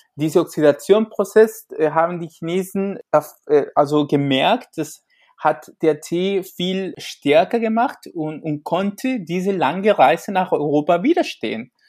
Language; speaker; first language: German; non-native, fluent; Spanish